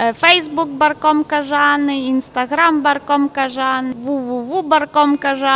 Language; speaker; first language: Polish; non-native, learner; Ukrainian